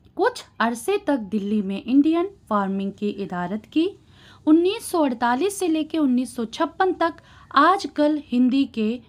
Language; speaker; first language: Urdu; native; Urdu